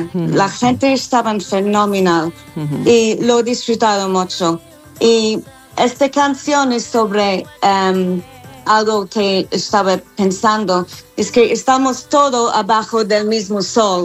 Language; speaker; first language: Spanish; non-native, learner; English